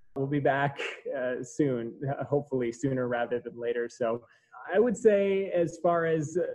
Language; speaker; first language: English; native; English